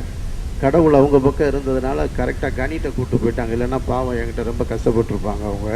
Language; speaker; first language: Tamil; native; Tamil